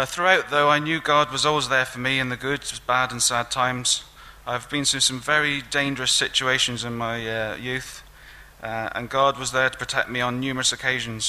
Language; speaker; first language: English; native; English